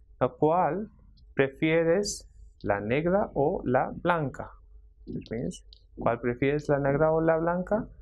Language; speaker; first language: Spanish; non-native, fluent; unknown